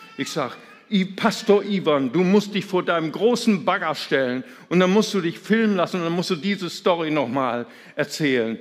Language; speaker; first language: German; native; German